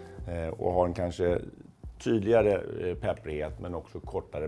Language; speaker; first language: Swedish; native; Swedish